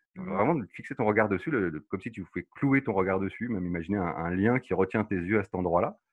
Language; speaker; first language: French; native; French